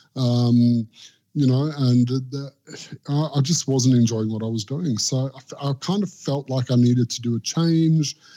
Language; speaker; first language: English; native; English